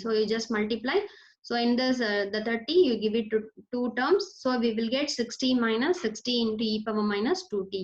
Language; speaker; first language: English; non-native, local second language; Tamil